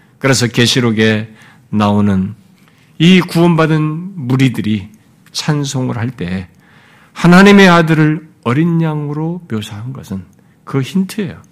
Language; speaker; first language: Korean; native; Korean